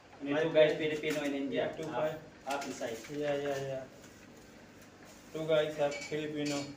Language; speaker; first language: English; non-native, learner; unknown